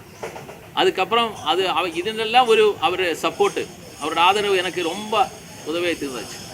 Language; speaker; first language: Tamil; non-native, learner; Malayalam